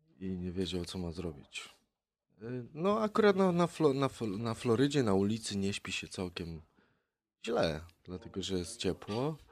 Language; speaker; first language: Polish; native; Polish